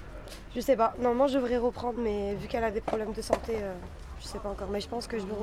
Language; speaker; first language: French; native; French